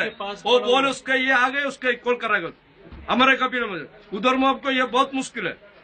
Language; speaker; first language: Hindi; non-native, local second language; Malayalam